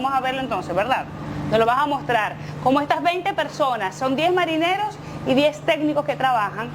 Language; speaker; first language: Spanish; native; Spanish